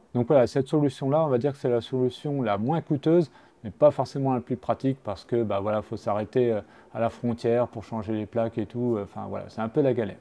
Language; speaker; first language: French; native; French